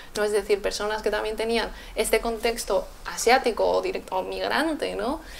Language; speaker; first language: Spanish; native; Spanish